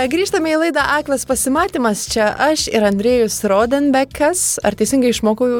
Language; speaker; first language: Lithuanian; native; Lithuanian